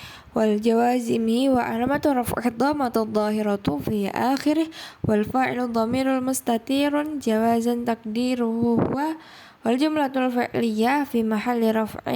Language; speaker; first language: Arabic; non-native, learner; Indonesian